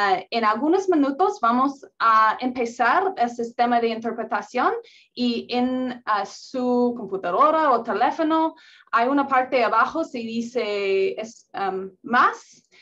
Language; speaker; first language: Spanish; non-native, learner; English